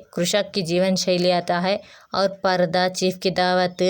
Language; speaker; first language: Hindi; non-native, local second language; Telugu